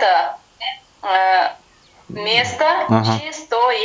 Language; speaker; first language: Russian; non-native, learner; Kyrgyz